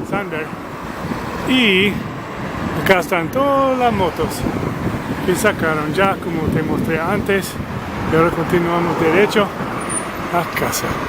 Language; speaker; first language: Spanish; non-native, fluent; English